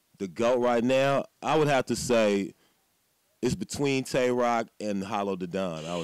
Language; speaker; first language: English; native; English